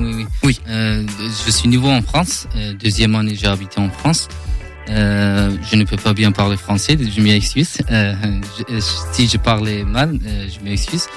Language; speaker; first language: French; non-native, learner; Kurdish